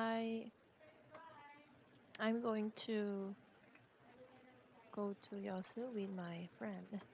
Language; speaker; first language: English; non-native, learner; Korean